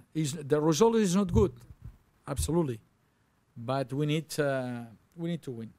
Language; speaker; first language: English; non-native, learner; Catalan